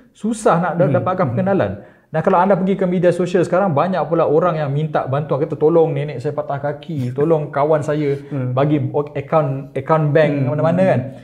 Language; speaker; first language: Malay; native; Malay